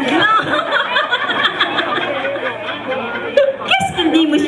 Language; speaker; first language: French; non-native, fluent; Vietnamese